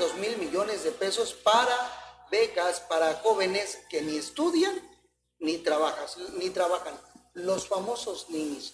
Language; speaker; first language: Spanish; native; Spanish